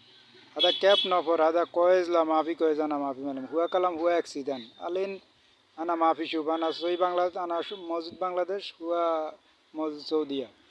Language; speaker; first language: Arabic; non-native, learner; Bangla